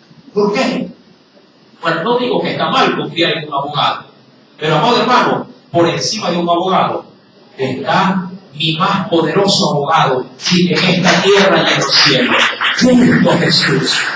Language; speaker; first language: Spanish; native; Spanish